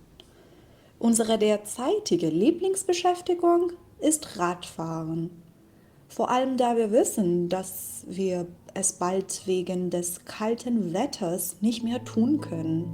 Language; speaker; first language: German; non-native, fluent; Persian